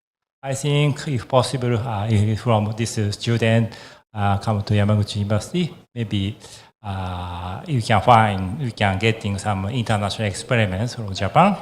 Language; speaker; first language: English; non-native, learner; Japanese